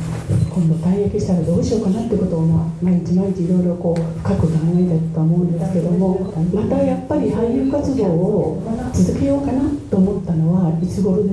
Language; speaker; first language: Japanese; native; Japanese